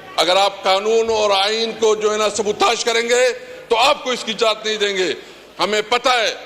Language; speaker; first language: Urdu; non-native, local second language; Pashto